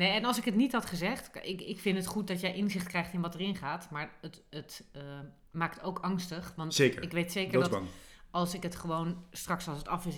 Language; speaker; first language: Dutch; native; Dutch